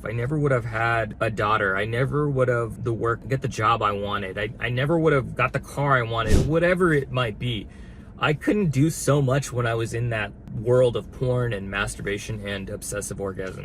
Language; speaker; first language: English; native; English